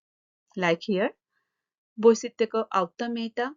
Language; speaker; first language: Finnish; non-native, learner; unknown